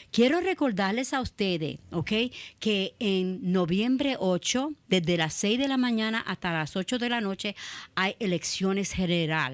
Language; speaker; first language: Spanish; early bilingual, other home language; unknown